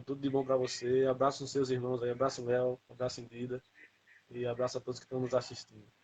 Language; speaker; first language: Portuguese; native; Portuguese